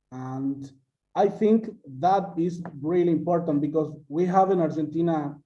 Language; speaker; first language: English; non-native, learner; Spanish